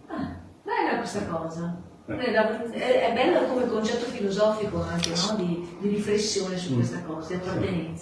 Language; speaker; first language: Italian; native; Italian